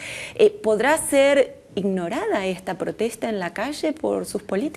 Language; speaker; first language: Spanish; native; Spanish